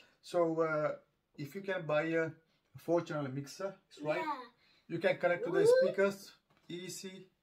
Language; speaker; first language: English; non-native, learner; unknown